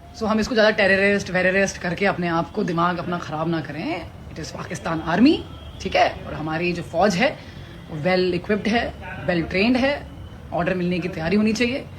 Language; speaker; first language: Hindi; native; Hindi